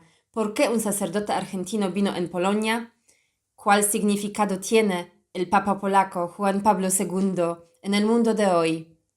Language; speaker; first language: Spanish; non-native, fluent; Polish